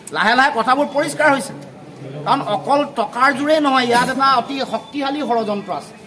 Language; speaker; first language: Assamese; native; Assamese